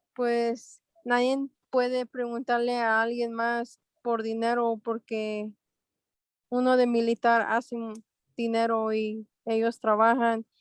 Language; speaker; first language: Spanish; early bilingual, heritage; Spanish